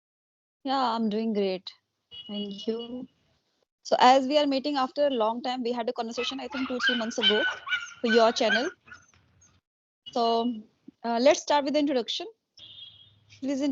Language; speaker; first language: English; non-native, local second language; Hindi